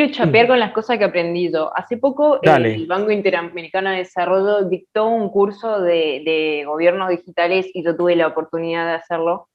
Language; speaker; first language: Spanish; native; Spanish